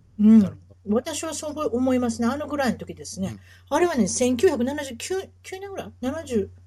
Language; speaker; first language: Japanese; native; Japanese